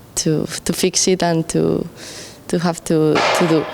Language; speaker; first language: English; non-native, learner; Spanish